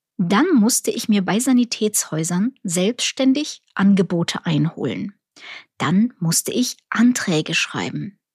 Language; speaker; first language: German; early bilingual, other home language; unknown